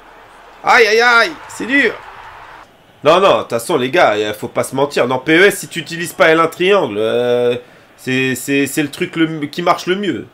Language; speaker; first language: French; native; French